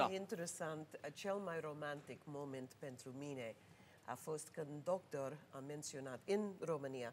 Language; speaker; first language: Romanian; non-native, learner; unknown